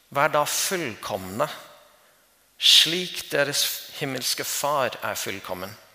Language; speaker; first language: Norwegian; non-native, fluent; English